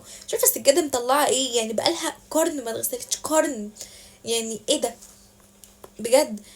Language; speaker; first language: Arabic; native; Arabic